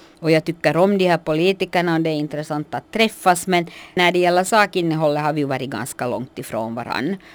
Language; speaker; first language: Swedish; native; Swedish